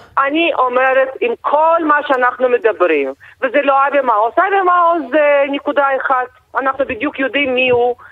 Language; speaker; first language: Hebrew; non-native, fluent; Russian